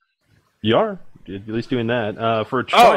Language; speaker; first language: English; native; English